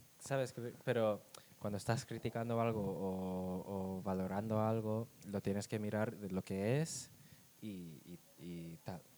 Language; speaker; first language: Spanish; non-native, fluent; English